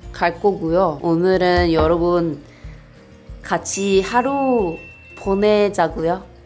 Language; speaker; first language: Korean; non-native, fluent; English